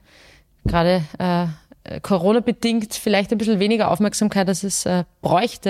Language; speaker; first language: German; native; German